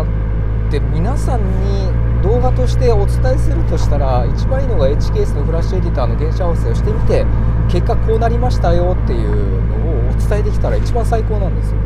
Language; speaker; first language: Japanese; native; Japanese